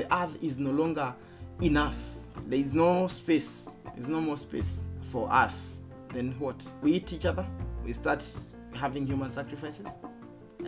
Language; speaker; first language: English; non-native, local second language; Kikuyu